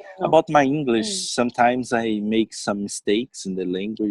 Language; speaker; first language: English; non-native, learner; Portuguese